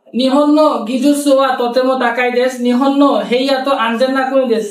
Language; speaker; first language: Japanese; non-native, learner; Bangla